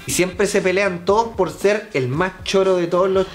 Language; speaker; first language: Spanish; native; Spanish